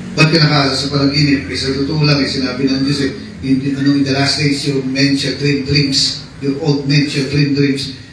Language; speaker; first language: Filipino; native; Filipino